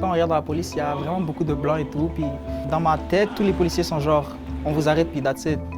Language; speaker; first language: French; native; French